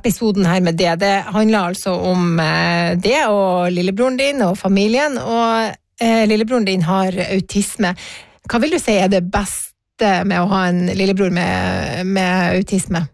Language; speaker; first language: Norwegian; native; Norwegian